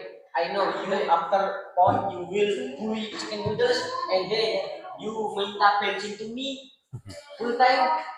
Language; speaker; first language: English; non-native, learner; Indonesian